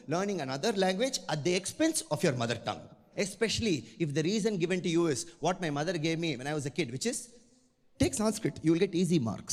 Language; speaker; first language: English; non-native, local second language; Tamil